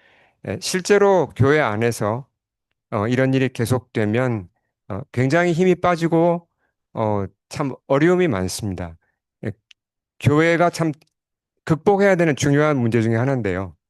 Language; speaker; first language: Korean; native; Korean